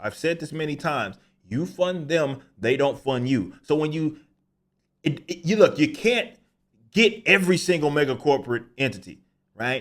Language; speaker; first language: English; native; English